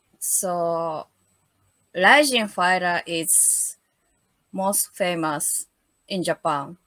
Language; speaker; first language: English; non-native, learner; Japanese